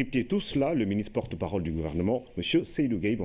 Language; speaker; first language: French; non-native, local second language; Wolof